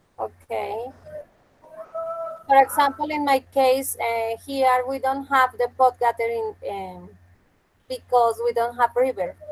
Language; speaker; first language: English; non-native, fluent; Spanish